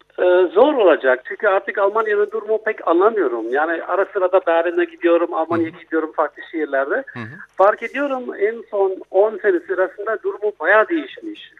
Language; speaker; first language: Turkish; non-native, fluent; German